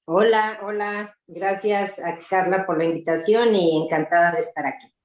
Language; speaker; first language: Spanish; native; Spanish